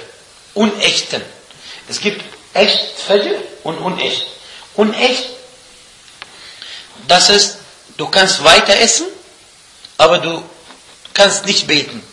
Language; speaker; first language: German; non-native, fluent; Arabic